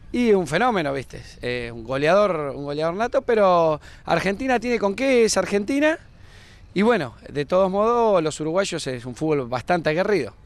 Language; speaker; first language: Spanish; native; Spanish